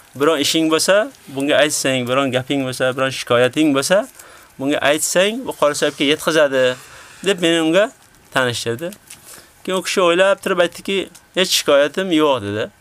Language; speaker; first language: Uzbek; native; Uzbek